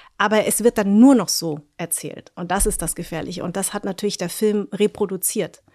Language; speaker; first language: German; early bilingual, other home language; Vietnamese